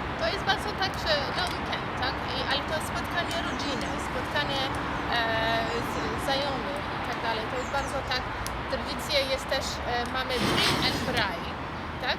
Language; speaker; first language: Polish; non-native, learner; Afrikaans